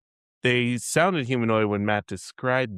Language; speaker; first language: English; native; English